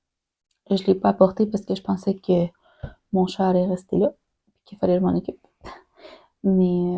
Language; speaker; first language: French; native; French